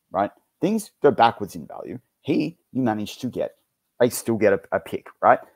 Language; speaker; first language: English; native; English